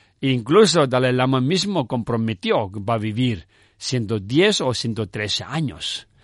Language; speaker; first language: Spanish; non-native, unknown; Tibetan